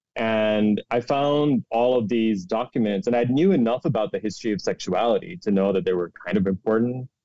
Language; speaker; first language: English; non-native, local second language; Urdu